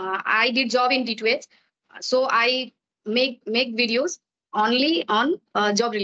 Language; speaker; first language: English; non-native, learner; Maithili